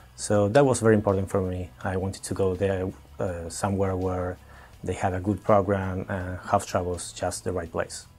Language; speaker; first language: English; non-native, fluent; Spanish